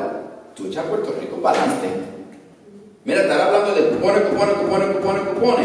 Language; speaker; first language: Spanish; early bilingual, other home language; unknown